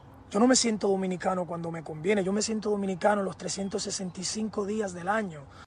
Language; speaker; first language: Spanish; early bilingual, heritage; Spanish